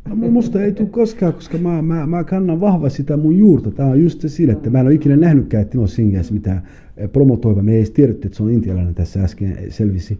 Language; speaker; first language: Finnish; early bilingual, other home language; Somali